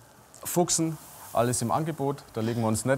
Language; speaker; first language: German; native; German